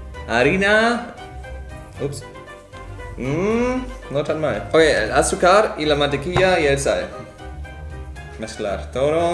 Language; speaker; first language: Spanish; non-native, learner; German